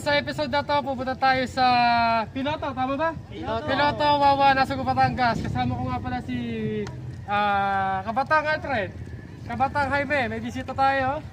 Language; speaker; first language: Filipino; native; Filipino